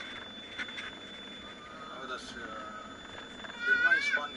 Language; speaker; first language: German; non-native, learner; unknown